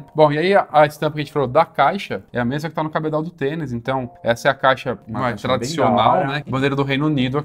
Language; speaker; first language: Portuguese; native; Portuguese